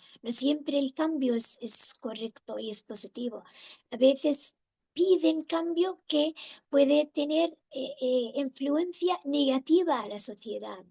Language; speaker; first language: Spanish; non-native, fluent; Arabic